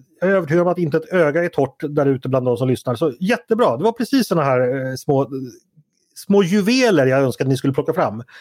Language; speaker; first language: Swedish; native; Swedish